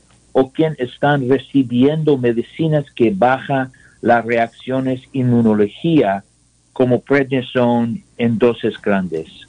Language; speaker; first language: Spanish; non-native, learner; English